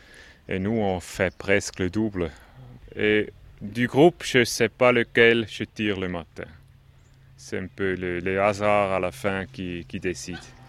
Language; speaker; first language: French; non-native, local second language; German